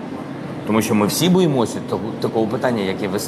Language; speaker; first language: Ukrainian; non-native, local second language; Russian